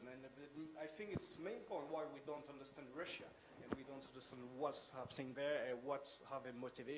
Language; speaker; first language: English; non-native, fluent; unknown